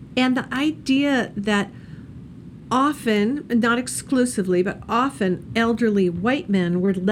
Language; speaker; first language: English; native; English